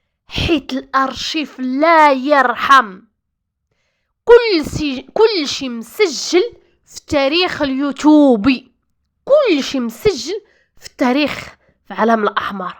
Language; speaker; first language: Arabic; native; Arabic